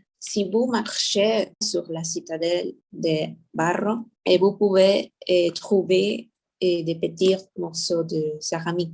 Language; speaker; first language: French; non-native, learner; Spanish